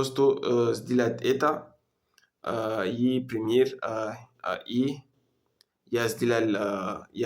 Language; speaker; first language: Russian; non-native, learner; French